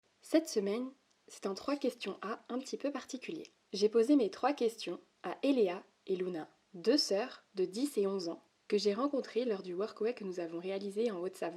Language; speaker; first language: French; native; French